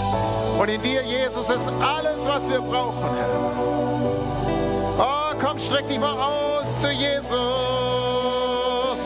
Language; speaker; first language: German; native; German